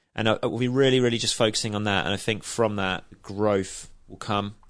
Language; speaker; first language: English; native; English